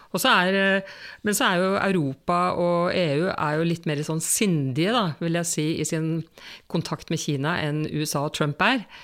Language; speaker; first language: Norwegian; native; Norwegian